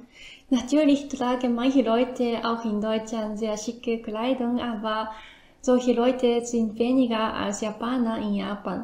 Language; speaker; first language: German; non-native, fluent; Japanese